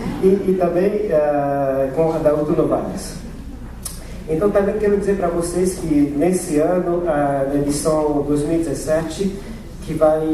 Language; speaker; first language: Portuguese; non-native, fluent; French